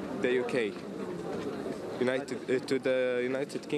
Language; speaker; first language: English; non-native, fluent; Arabic